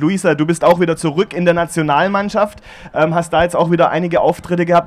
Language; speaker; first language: German; native; German